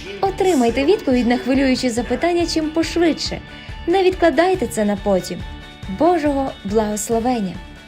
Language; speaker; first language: Ukrainian; native; Ukrainian